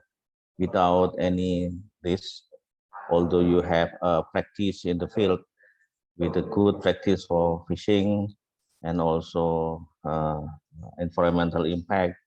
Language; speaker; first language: English; non-native, fluent; Indonesian